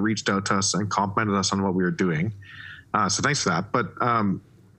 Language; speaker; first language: English; native; English